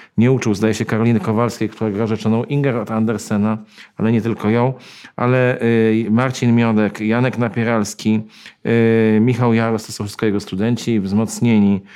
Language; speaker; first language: Polish; native; Polish